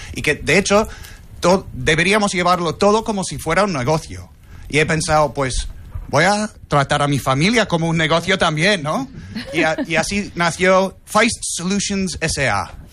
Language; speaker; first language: Spanish; non-native, fluent; English